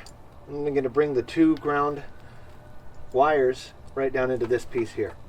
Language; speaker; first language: English; native; English